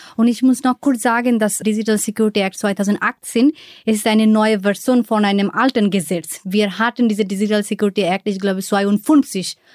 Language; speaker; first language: German; non-native, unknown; Bangla